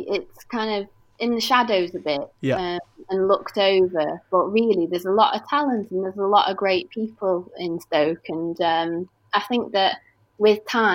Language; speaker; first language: English; native; English